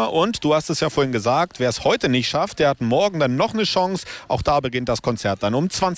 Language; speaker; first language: German; native; German